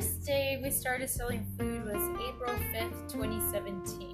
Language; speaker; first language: English; native; English